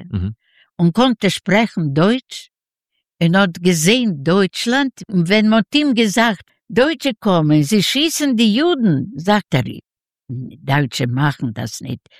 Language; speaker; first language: German; non-native, fluent; Yiddish